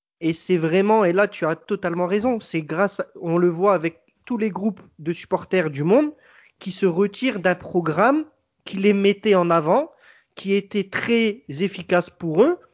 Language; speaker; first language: French; native; French